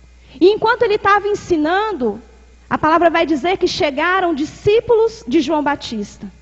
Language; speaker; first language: Portuguese; native; Portuguese